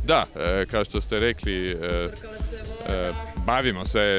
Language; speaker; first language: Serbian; non-native, fluent; English